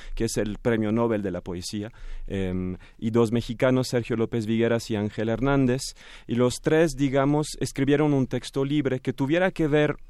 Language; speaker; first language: Spanish; non-native, fluent; French